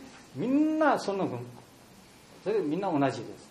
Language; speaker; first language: Japanese; non-native, learner; Bangla